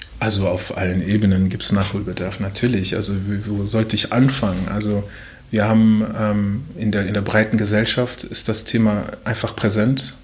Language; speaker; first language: German; early bilingual, other home language; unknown